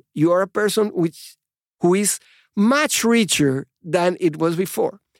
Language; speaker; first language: English; non-native, fluent; Spanish